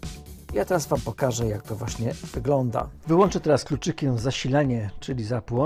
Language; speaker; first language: Polish; native; Polish